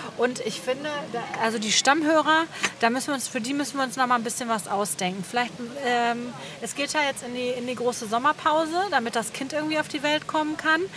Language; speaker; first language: German; native; German